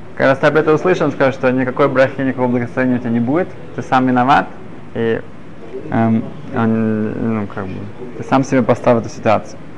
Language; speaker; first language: Russian; early bilingual, other home language; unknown